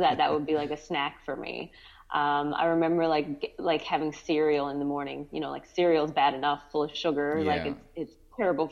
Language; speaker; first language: English; native; English